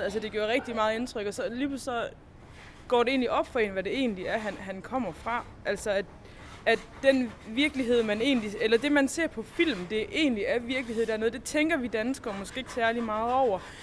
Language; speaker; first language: Danish; native; Danish